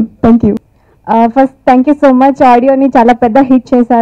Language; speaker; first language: Telugu; non-native, learner; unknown